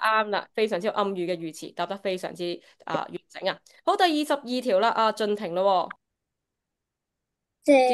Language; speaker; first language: Cantonese; native; Cantonese